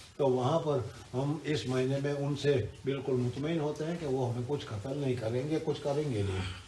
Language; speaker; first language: Urdu; non-native, local second language; Gujarati